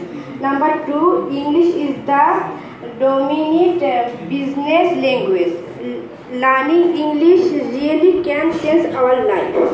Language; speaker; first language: English; non-native, learner; Bangla